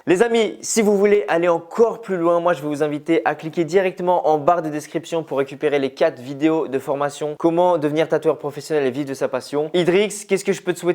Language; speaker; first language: French; native; French